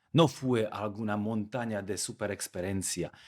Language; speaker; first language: Spanish; non-native, fluent; Slovak